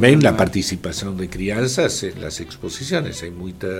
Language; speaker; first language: Portuguese; non-native, fluent; Spanish